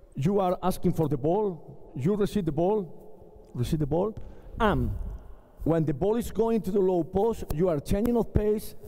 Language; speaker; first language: English; non-native, learner; Spanish